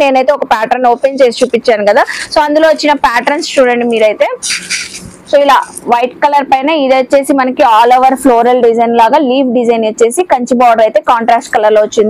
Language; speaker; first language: Telugu; native; Telugu